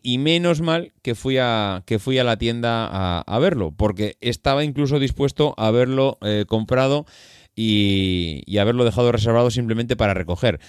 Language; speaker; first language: Spanish; native; Spanish